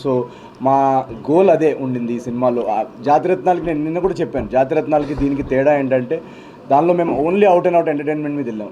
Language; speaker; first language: Telugu; native; Telugu